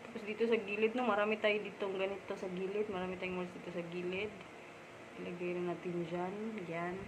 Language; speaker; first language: Filipino; non-native, local second language; Cebuano